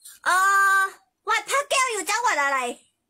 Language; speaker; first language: Thai; early bilingual, other home language; Korean